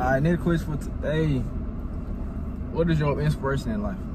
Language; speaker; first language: English; native; English